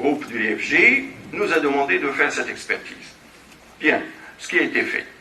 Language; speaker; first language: French; non-native, local second language; Arabic